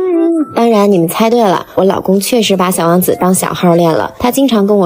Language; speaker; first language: Chinese; native; Chinese